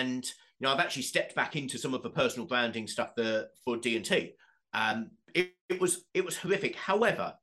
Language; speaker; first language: English; native; English